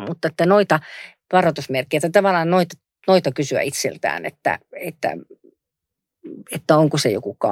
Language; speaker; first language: Finnish; native; Finnish